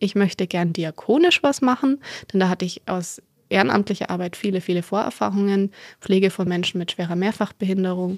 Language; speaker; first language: German; native; German